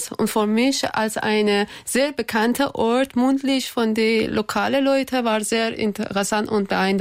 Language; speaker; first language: German; non-native, learner; Persian